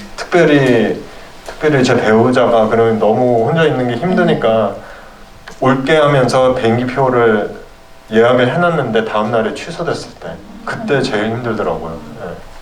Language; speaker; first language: Korean; early bilingual, heritage; Korean